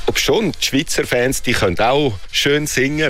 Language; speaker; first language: German; native; German